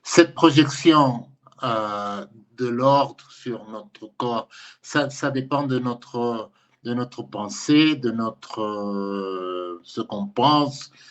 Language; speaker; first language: French; non-native, fluent; Spanish